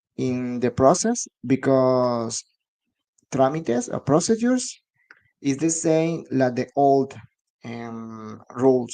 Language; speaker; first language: English; non-native, learner; Spanish